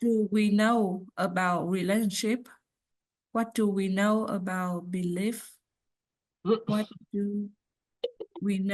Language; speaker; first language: English; non-native, learner; Vietnamese